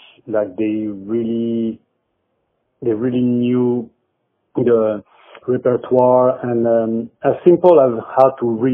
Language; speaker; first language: English; non-native, fluent; French